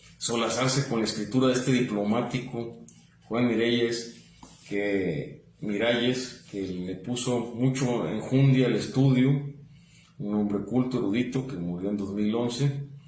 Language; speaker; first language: Spanish; native; Spanish